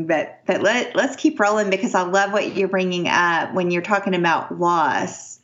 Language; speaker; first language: English; native; English